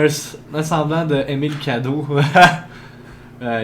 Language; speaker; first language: French; native; French